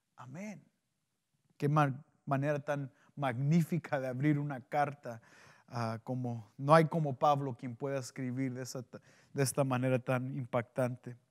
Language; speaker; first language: Spanish; early bilingual, heritage; Spanish